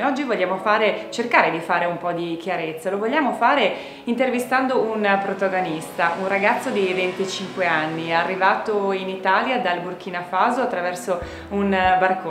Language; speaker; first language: Italian; native; Italian